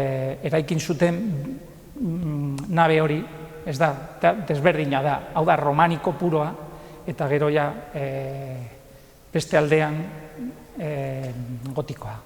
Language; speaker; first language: Basque; non-native, local second language; Spanish